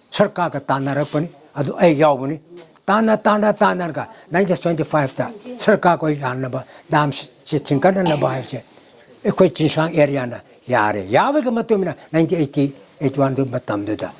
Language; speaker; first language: Manipuri; non-native, local second language; Tangkhul Naga (India)